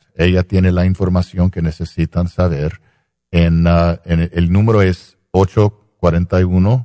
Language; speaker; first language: Spanish; non-native, fluent; English